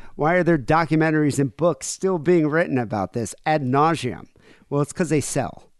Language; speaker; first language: English; native; English